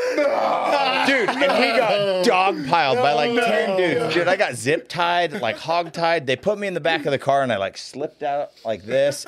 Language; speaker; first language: English; native; English